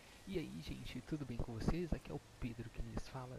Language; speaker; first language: Portuguese; native; Portuguese